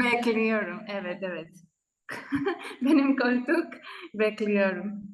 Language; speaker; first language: Turkish; non-native, learner; Spanish